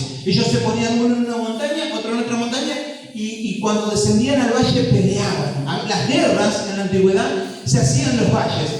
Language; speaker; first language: Spanish; native; Spanish